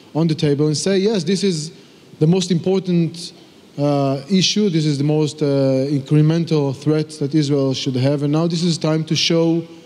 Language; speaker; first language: English; non-native, fluent; Hebrew